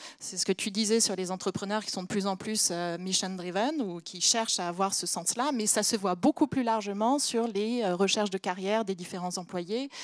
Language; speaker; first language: French; native; French